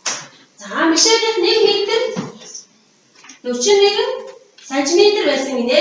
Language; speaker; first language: Mongolian; native; Mongolian